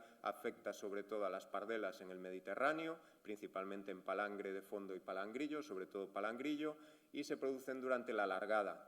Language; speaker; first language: Spanish; native; Spanish